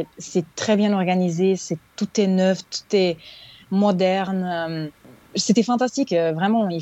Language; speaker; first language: French; non-native, fluent; Serbian